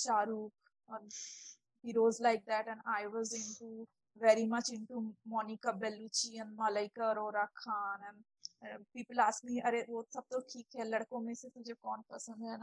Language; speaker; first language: English; non-native, local second language; Bangla